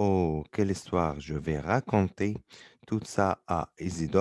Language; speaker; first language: French; non-native, fluent; Arabic